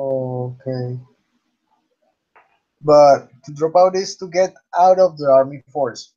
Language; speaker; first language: English; non-native, learner; Spanish